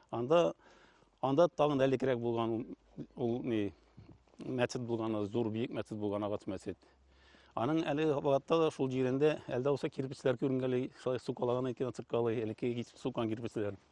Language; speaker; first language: Tatar; native; Tatar